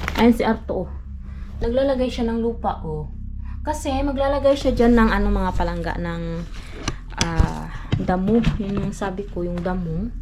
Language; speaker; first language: Filipino; non-native, local second language; Cebuano